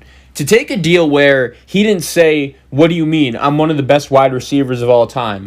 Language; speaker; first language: English; native; English